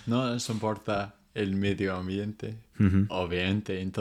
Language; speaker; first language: Spanish; non-native, fluent; English